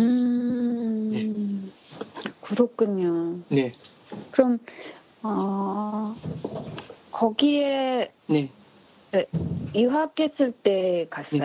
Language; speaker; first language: Korean; non-native, learner; Japanese